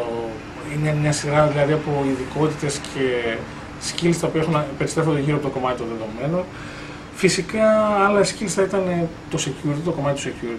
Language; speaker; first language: Greek; native; Greek